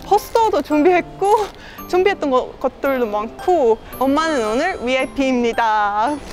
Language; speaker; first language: Korean; non-native, fluent; Estonian